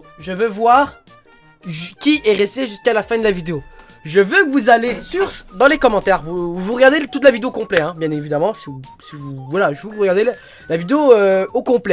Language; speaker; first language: French; native; French